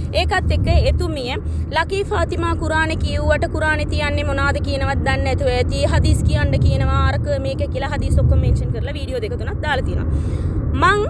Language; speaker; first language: Sinhala; non-native, local second language; Tamil